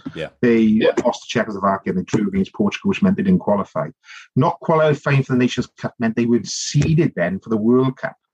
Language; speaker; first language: English; native; English